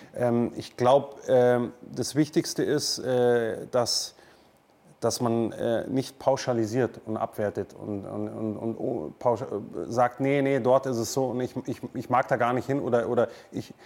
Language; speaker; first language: German; native; German